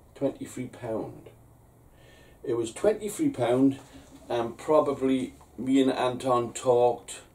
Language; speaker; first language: English; native; English